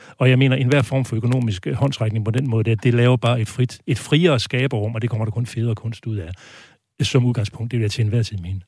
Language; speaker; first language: Danish; native; Danish